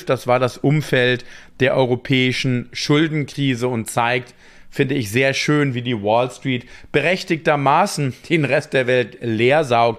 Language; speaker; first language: German; native; German